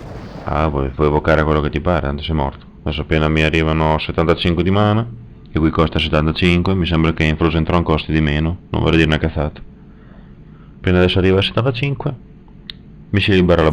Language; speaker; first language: Italian; native; Italian